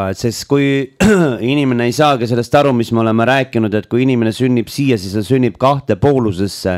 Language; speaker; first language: Estonian; native; Estonian